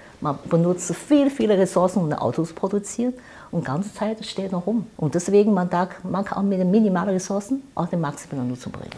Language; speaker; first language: German; non-native, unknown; Chinese